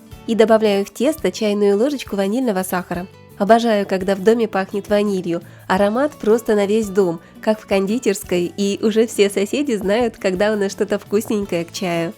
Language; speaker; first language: Russian; native; Russian